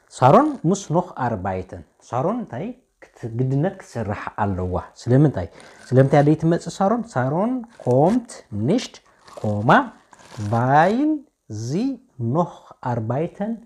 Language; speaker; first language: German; non-native, fluent; Tigrinya